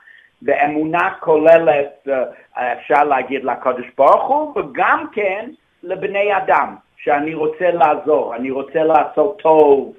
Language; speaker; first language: Hebrew; non-native, fluent; English